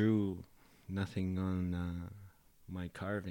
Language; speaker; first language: English; native; English